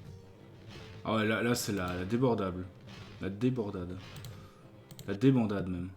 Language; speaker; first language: French; native; French